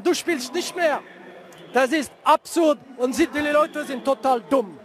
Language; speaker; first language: German; non-native, fluent; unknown